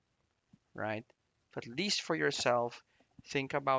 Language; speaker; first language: English; non-native, local second language; Filipino